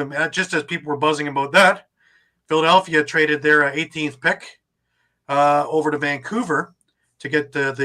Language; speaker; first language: English; native; English